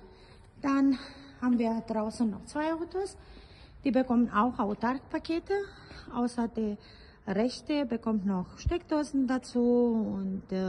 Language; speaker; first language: German; native; German